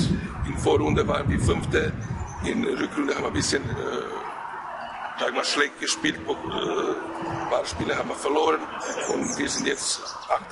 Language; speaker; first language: German; non-native, fluent; Croatian